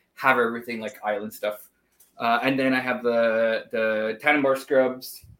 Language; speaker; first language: English; non-native, fluent; Spanish